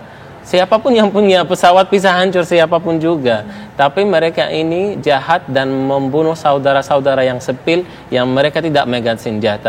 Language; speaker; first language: Indonesian; non-native, fluent; Arabic